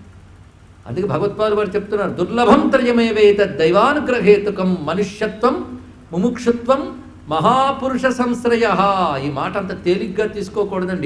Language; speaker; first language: Telugu; native; Telugu